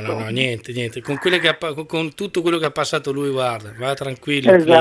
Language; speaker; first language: Italian; native; Italian